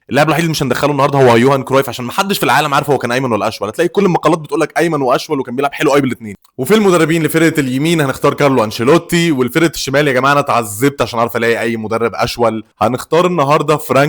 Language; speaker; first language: Arabic; native; Arabic